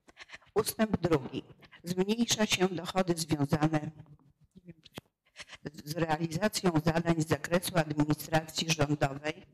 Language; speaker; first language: Polish; native; Polish